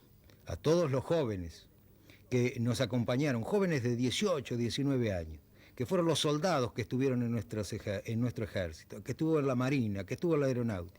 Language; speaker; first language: Spanish; native; Spanish